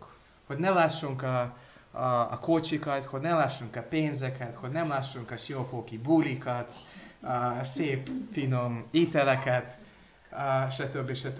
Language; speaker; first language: Hungarian; non-native, learner; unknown